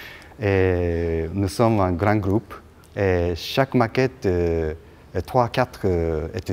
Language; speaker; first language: French; non-native, learner; Japanese